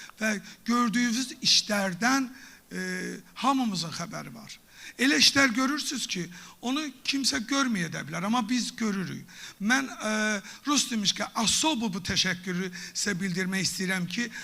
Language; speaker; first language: Azerbaijani; non-native, local second language; Talysh